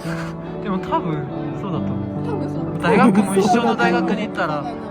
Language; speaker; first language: Japanese; non-native, fluent; Korean